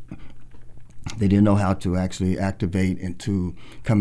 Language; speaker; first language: English; native; English